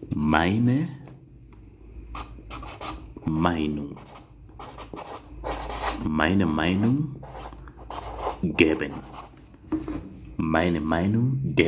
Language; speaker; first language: German; non-native, fluent; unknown